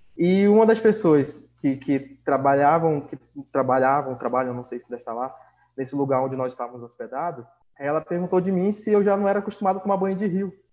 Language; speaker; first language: Portuguese; native; Portuguese